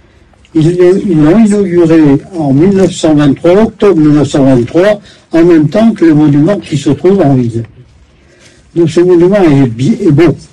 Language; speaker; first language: French; native; French